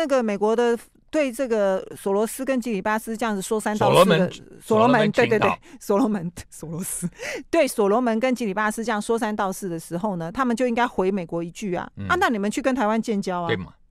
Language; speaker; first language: Chinese; native; Chinese